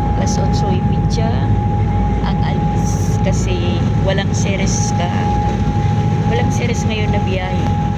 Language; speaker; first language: Filipino; non-native, local second language; Cebuano